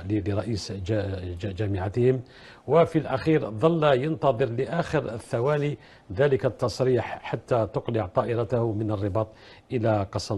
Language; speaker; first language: Arabic; native; Arabic